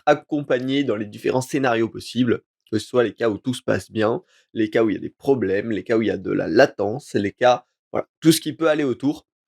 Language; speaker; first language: French; native; French